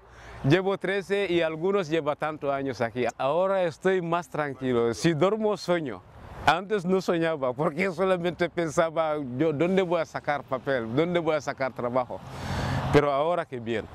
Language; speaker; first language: Spanish; non-native, learner; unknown